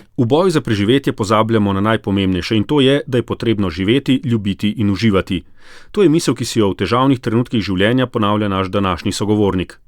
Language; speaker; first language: Slovenian; native; Slovenian